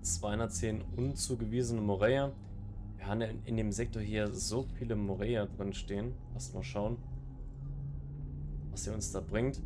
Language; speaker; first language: German; native; German